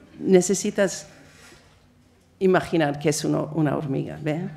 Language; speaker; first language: Spanish; non-native, fluent; English